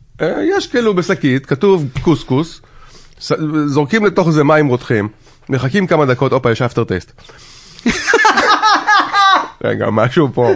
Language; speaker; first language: Hebrew; native; Hebrew